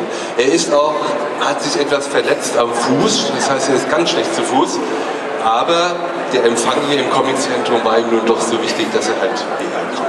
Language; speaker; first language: German; native; German